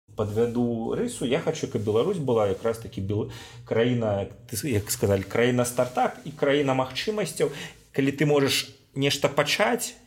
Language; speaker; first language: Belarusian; non-native, local second language; Russian